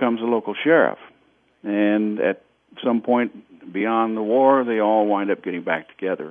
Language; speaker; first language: English; native; English